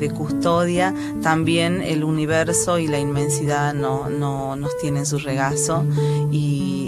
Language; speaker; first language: Spanish; native; Spanish